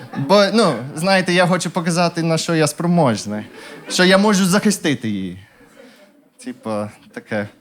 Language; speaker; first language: Ukrainian; non-native, fluent; English